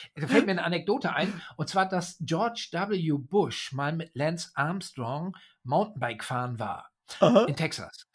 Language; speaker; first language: German; native; German